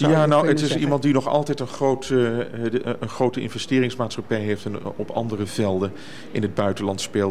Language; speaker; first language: Dutch; native; Dutch